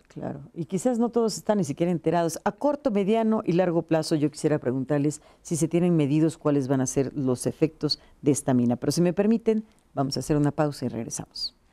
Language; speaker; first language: Spanish; native; Spanish